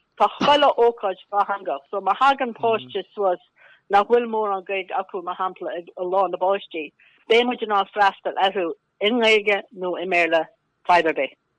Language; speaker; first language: Irish; native; Irish